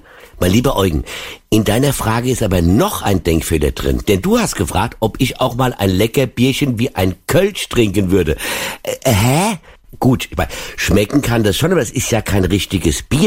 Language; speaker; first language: German; native; German